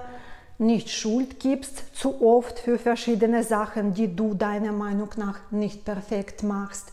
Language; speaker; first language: German; non-native, fluent; Russian